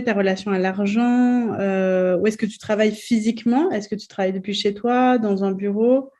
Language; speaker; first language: French; native; French